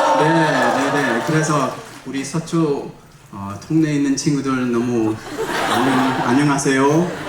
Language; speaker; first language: Korean; early bilingual, heritage; English